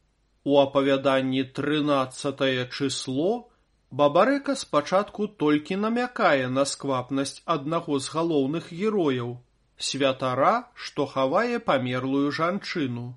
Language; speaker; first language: Belarusian; native; Belarusian